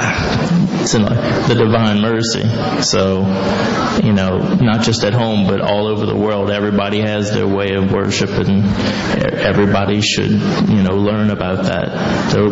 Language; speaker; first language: English; native; English